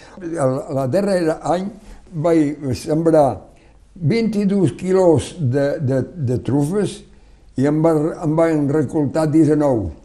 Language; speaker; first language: Catalan; non-native, local second language; French